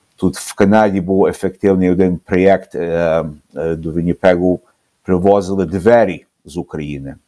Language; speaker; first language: Ukrainian; early bilingual, heritage; Ukrainian